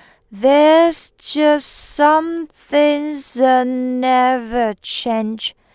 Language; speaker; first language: English; non-native, fluent; Chinese